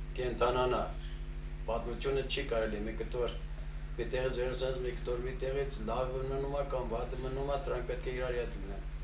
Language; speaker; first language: Armenian; early bilingual, heritage; Armenian